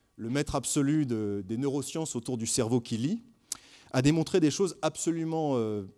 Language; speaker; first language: French; native; French